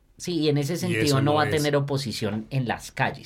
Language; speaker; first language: Spanish; native; Spanish